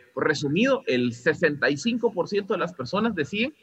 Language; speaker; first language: Spanish; non-native, fluent; Dutch